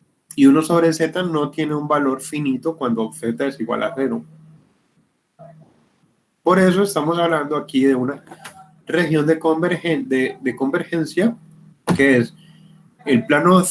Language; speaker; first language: Spanish; native; Spanish